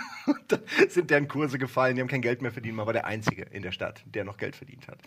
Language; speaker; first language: German; native; German